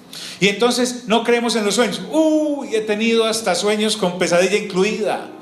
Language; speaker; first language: Spanish; native; Spanish